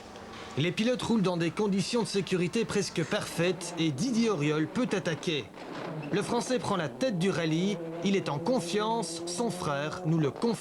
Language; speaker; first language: French; native; French